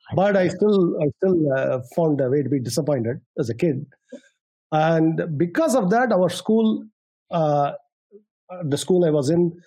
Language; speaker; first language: English; non-native, local second language; Tamil